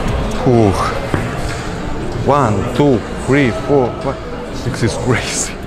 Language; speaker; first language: English; non-native, learner; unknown